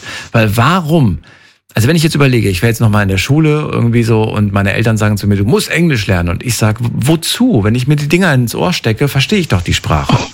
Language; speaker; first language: German; native; German